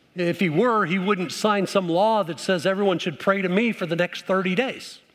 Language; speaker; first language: English; native; English